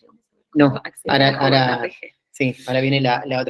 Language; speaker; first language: Spanish; native; Spanish